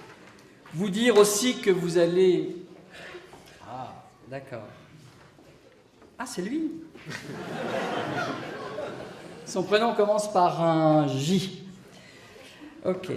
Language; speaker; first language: French; native; French